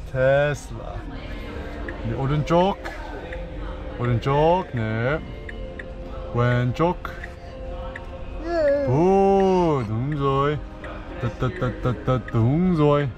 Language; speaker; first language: Korean; early bilingual, heritage; English